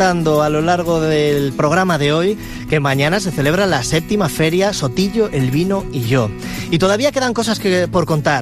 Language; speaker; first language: Spanish; native; Spanish